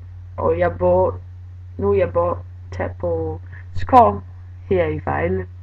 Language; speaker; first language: Danish; non-native, learner; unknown